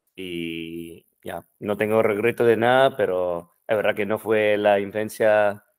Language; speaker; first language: Spanish; non-native, fluent; French